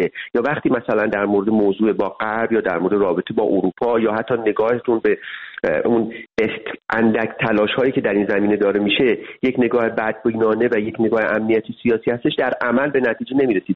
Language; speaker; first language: Persian; native; Persian